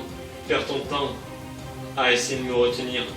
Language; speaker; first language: French; native; French